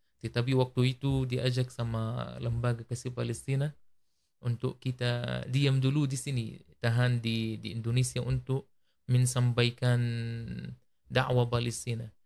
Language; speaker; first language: Malay; non-native, learner; Arabic